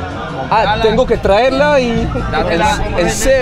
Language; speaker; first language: Spanish; non-native, fluent; French